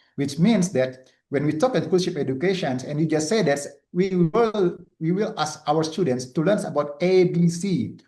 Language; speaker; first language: English; non-native, learner; Indonesian